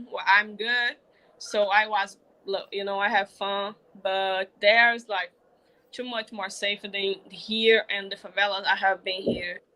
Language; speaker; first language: English; non-native, learner; Portuguese